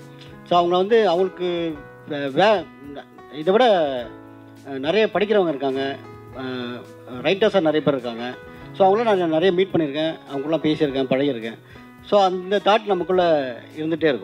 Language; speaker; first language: Tamil; native; Tamil